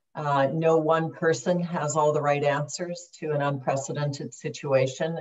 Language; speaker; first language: English; native; English